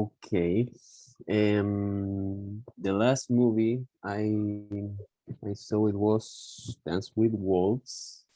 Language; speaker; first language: English; non-native, learner; Spanish